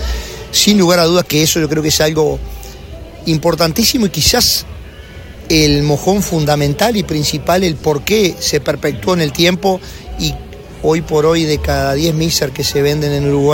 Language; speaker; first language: Spanish; native; Spanish